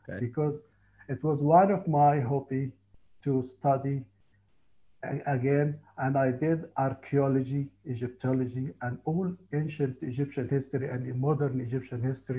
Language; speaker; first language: English; non-native, fluent; Arabic